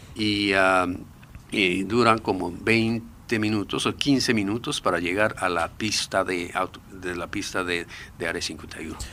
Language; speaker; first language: Spanish; non-native, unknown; Japanese